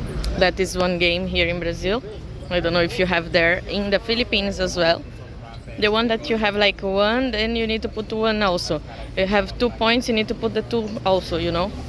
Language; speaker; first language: English; non-native, learner; Portuguese